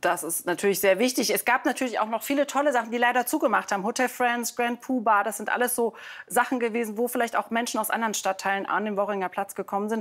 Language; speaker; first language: German; native; German